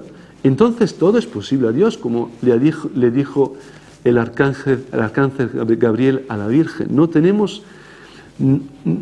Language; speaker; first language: Spanish; non-native, fluent; Italian